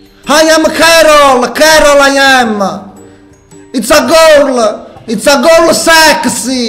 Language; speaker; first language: English; non-native, learner; Italian